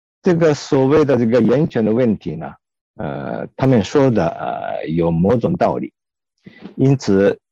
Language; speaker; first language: Chinese; non-native, fluent; Japanese